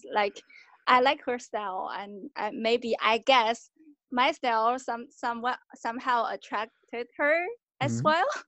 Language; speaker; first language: English; non-native, fluent; Chinese